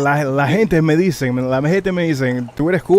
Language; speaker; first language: Spanish; early bilingual, heritage; Spanish